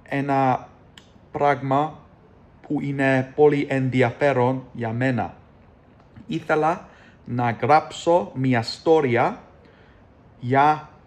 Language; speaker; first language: Greek; non-native, learner; English